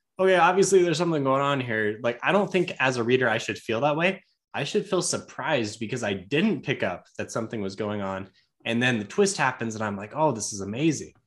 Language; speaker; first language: English; native; English